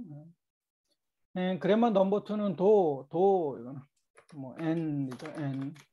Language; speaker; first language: Korean; native; Korean